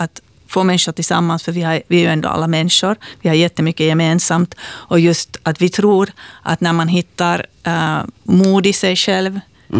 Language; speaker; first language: Swedish; native; Swedish